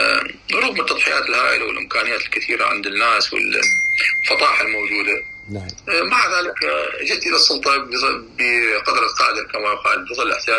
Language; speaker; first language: Arabic; native; Arabic